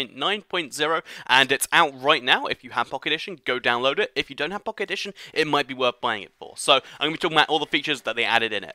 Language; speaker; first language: English; native; English